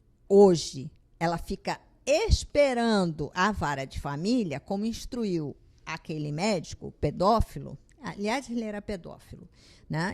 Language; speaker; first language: Portuguese; native; Portuguese